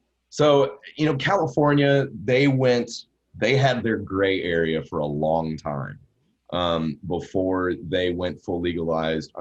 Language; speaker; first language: English; native; English